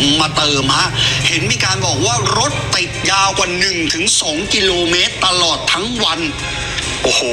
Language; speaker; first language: Thai; native; Thai